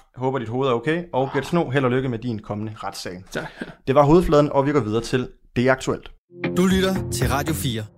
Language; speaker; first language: Danish; native; Danish